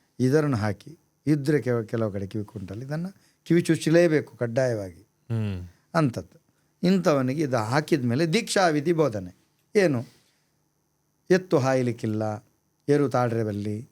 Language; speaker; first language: Kannada; non-native, local second language; Tulu